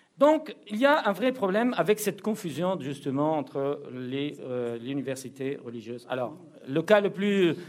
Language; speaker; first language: French; non-native, local second language; Arabic